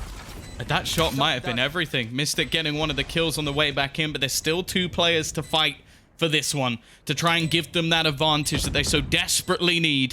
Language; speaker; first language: English; native; English